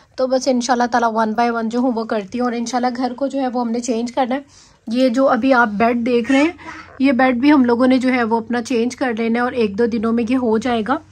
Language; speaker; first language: Urdu; native; Urdu